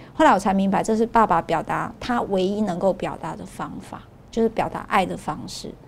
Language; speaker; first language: Chinese; non-native, local second language; Min Nan Chinese